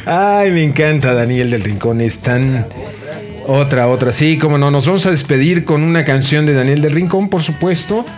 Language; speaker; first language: Spanish; native; Spanish